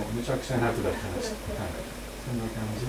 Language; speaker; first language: Japanese; native; Japanese